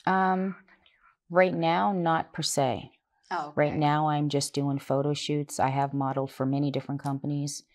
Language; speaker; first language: English; native; English